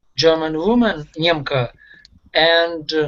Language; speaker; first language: English; non-native, learner; Russian